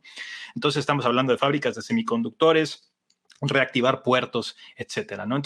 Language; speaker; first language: Spanish; native; Spanish